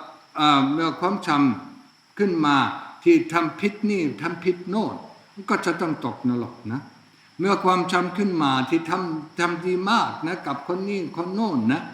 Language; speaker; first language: Thai; non-native, fluent; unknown